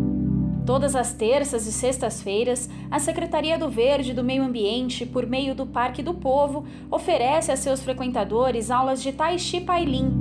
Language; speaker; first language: Portuguese; native; Portuguese